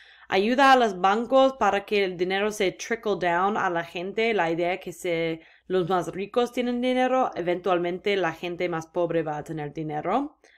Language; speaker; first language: Spanish; non-native, fluent; English